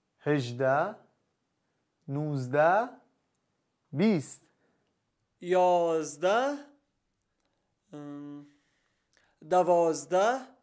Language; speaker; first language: Persian; non-native, learner; Arabic